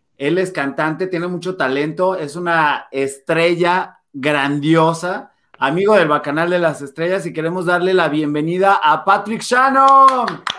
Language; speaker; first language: Spanish; native; Spanish